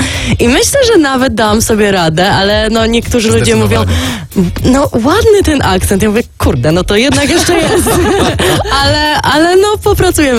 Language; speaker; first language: Polish; early bilingual, heritage; Polish